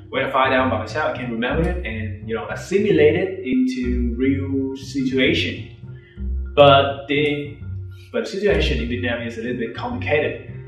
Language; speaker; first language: English; non-native, fluent; Vietnamese